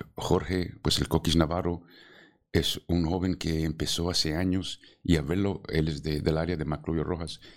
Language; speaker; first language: Spanish; early bilingual, heritage; Spanish